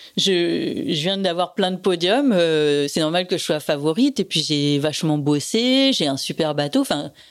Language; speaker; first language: French; native; French